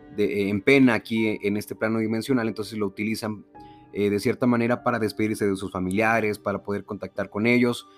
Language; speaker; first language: Spanish; native; Spanish